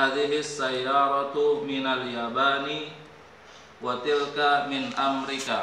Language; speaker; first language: Arabic; non-native, learner; Indonesian